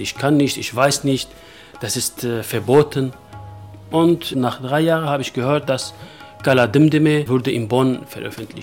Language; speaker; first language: German; non-native, local second language; Kurdish